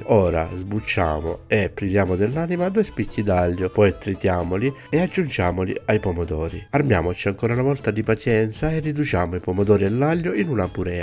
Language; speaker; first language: Italian; native; Italian